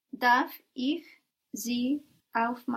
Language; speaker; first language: German; non-native, learner; English